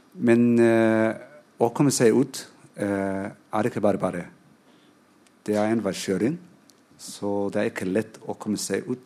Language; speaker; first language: Norwegian; non-native, fluent; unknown